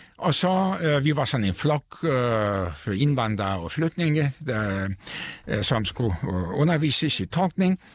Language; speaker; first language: Danish; non-native, fluent; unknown